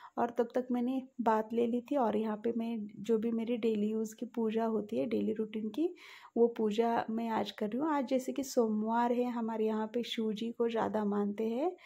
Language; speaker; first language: Hindi; non-native, local second language; Marathi